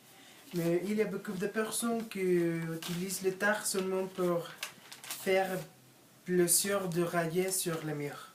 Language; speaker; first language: French; non-native, learner; Spanish